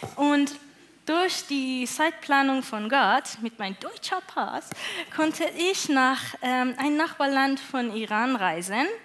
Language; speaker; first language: German; non-native, learner; Persian